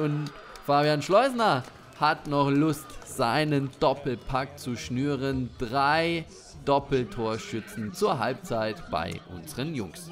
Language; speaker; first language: German; native; German